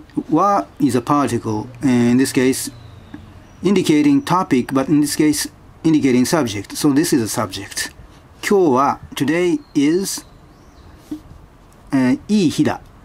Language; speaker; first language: English; non-native, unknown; Japanese